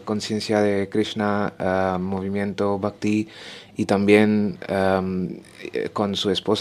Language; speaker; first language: Spanish; non-native, learner; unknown